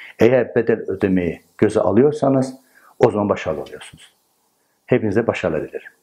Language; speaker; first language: Turkish; non-native, fluent; Persian